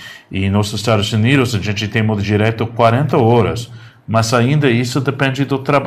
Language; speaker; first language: Portuguese; non-native, learner; English